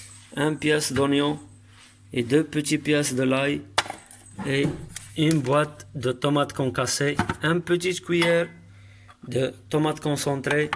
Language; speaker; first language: French; non-native, learner; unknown